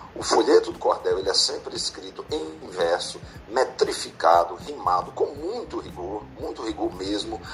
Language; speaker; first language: Portuguese; native; Portuguese